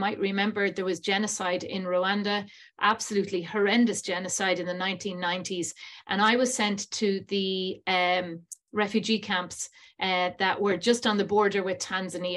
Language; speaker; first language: English; native; English